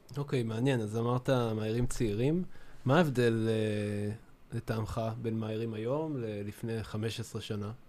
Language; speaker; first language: Hebrew; native; Hebrew